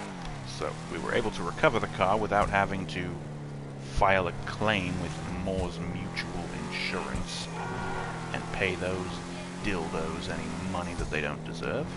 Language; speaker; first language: English; native; English